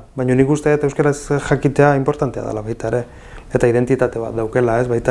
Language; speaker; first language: Basque; early bilingual, other home language; Arabic